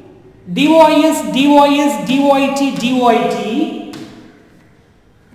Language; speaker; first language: French; non-native, learner; Tamil